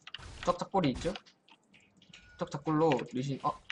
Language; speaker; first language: Korean; native; Korean